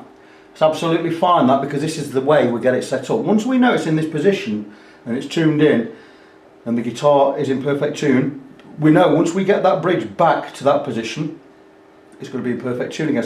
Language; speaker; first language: English; native; English